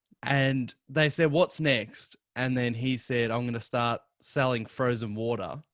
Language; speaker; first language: English; native; English